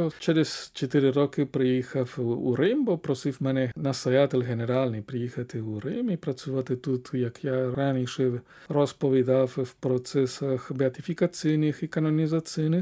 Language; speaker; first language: Ukrainian; non-native, fluent; Spanish